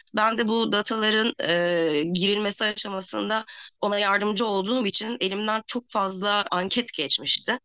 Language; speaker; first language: Turkish; native; Turkish